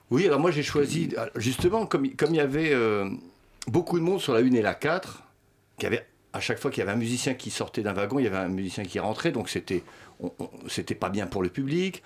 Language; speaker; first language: French; early bilingual, other home language; Swedish